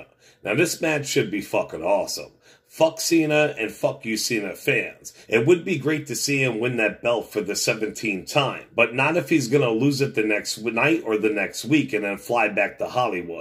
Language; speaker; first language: English; native; English